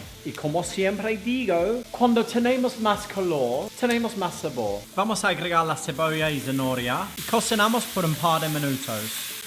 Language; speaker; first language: Spanish; non-native, fluent; English